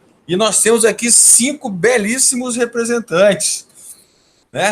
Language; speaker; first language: Portuguese; native; Portuguese